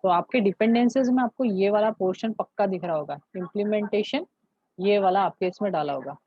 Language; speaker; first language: Hindi; non-native, local second language; Marathi